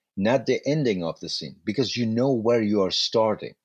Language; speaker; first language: English; non-native, fluent; Persian